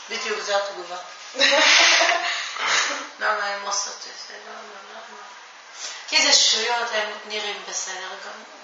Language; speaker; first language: Hebrew; non-native, fluent; Japanese